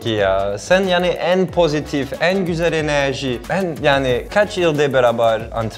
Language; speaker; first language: Turkish; non-native, learner; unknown